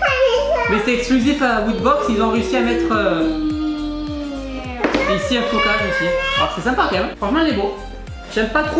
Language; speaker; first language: French; native; French